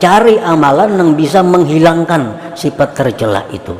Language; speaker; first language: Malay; non-native, local second language; Banjar